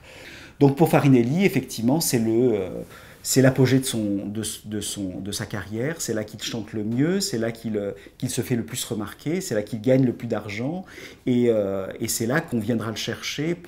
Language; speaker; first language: French; native; French